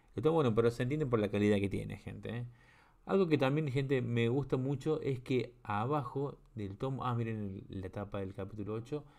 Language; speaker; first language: Spanish; native; Spanish